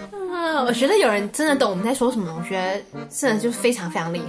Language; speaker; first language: Chinese; native; Chinese